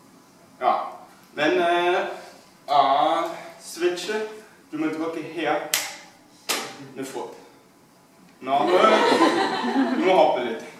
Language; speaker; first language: Norwegian; non-native, learner; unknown